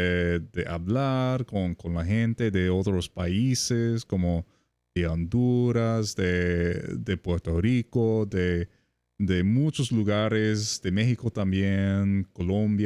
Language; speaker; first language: Spanish; non-native, fluent; English